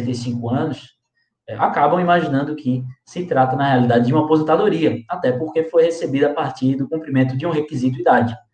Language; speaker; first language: Portuguese; native; Portuguese